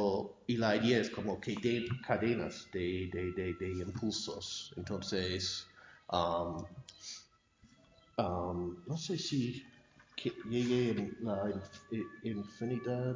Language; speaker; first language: Spanish; non-native, fluent; English